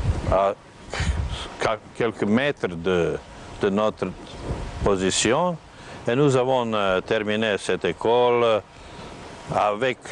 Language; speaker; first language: French; non-native, fluent; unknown